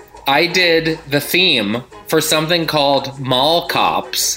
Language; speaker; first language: English; native; English